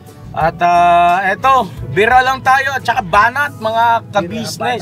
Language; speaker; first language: Filipino; native; Filipino